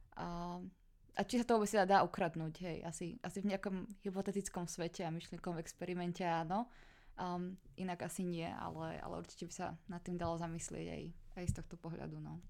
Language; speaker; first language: Slovak; native; Slovak